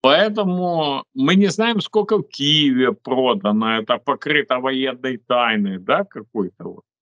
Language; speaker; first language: Russian; non-native, local second language; Ukrainian